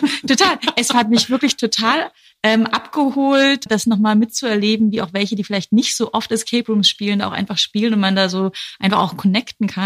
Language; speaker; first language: German; native; German